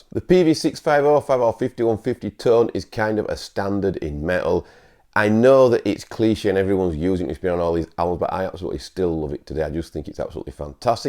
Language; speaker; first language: English; native; English